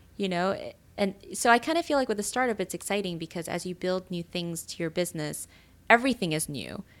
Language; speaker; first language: English; native; English